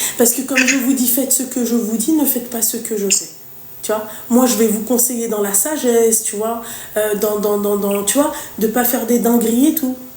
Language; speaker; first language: French; native; French